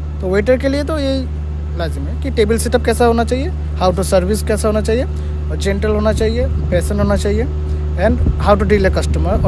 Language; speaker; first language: Hindi; non-native, local second language; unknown